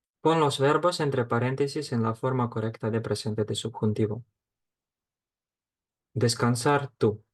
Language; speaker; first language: Spanish; non-native, fluent; Ukrainian